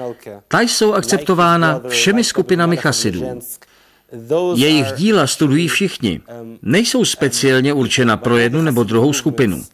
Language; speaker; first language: Czech; native; Czech